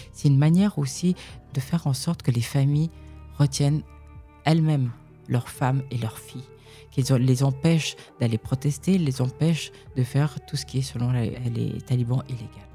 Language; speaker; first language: French; early bilingual, other home language; Persian